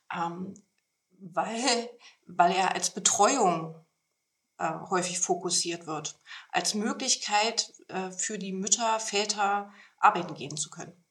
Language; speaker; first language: German; native; German